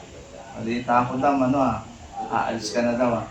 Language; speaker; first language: Filipino; native; Filipino